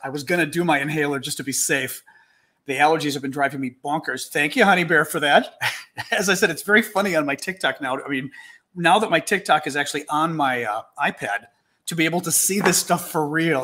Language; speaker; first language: English; native; English